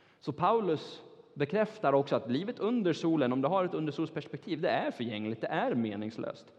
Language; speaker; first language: Swedish; non-native, fluent; Turkish